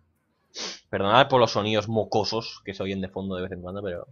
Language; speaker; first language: Spanish; native; Spanish